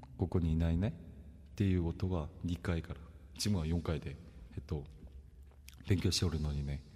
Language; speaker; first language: Japanese; non-native, fluent; Korean